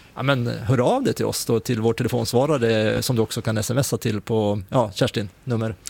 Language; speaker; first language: Swedish; native; Swedish